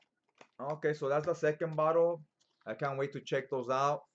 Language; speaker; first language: English; native; English